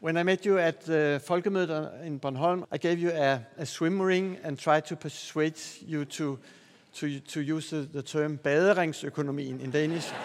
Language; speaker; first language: English; non-native, fluent; Danish